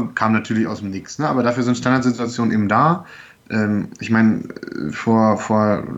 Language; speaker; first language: German; native; German